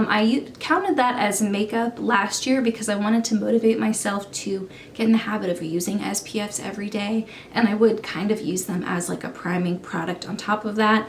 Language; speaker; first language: English; native; English